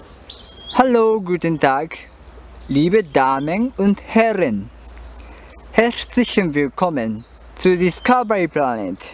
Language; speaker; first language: German; non-native, learner; Japanese